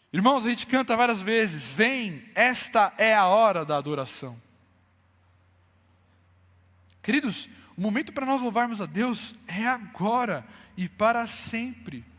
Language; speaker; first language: Portuguese; native; Portuguese